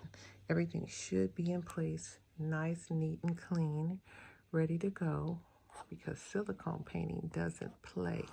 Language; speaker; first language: English; native; English